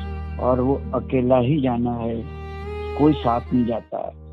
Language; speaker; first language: Hindi; native; Hindi